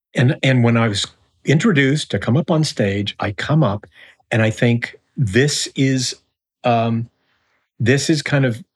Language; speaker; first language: English; native; English